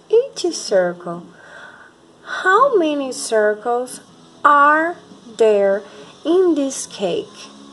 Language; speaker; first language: English; non-native, fluent; Portuguese